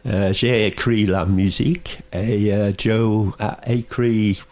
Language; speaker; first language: French; non-native, learner; English